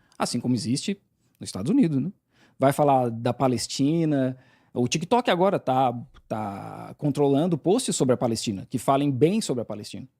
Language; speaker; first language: Portuguese; native; Portuguese